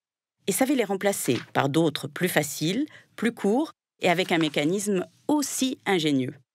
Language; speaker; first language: French; native; French